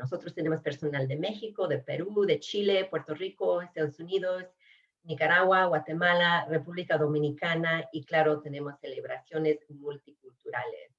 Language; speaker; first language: Spanish; early bilingual, other home language; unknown